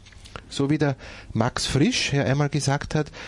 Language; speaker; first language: German; native; German